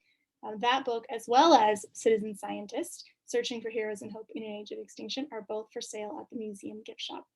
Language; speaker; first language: English; native; English